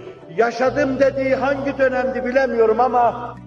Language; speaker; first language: Turkish; native; Turkish